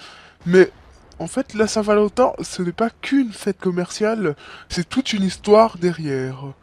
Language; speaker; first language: French; native; French